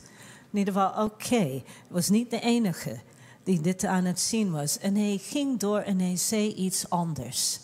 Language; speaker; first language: Dutch; non-native, fluent; English